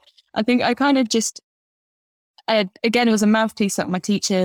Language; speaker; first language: English; native; English